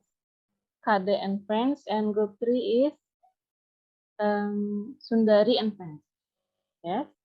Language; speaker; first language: English; non-native, learner; Indonesian